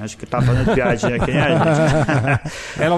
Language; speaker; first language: Portuguese; native; Portuguese